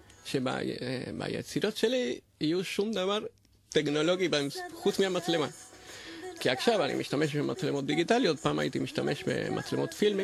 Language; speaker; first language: Hebrew; non-native, fluent; Spanish